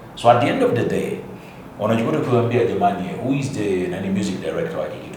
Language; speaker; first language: English; non-native, local second language; Swahili